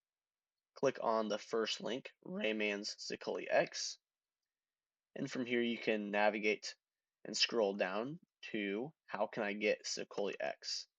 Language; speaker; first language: English; native; English